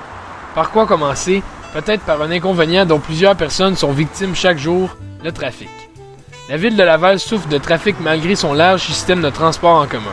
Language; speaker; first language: French; native; French